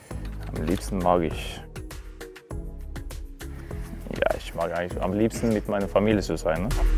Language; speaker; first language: German; non-native, fluent; Norwegian